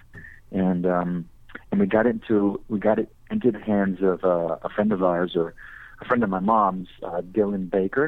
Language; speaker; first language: English; native; English